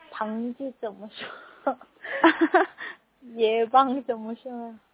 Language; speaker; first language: Chinese; non-native, learner; Korean